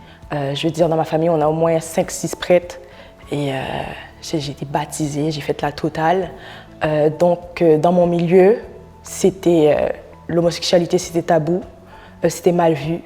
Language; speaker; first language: French; non-native, local second language; Haitian Creole